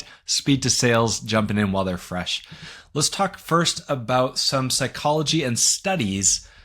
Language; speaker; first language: English; native; English